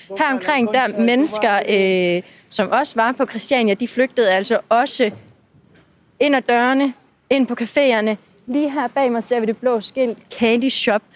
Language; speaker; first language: Danish; native; Danish